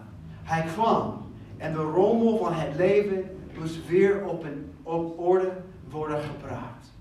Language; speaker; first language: Dutch; non-native, fluent; English